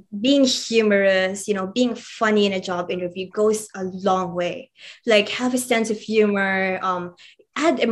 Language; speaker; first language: English; non-native, local second language; Cebuano